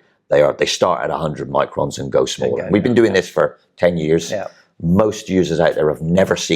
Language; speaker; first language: English; native; English